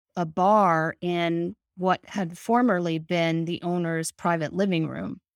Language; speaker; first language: English; native; English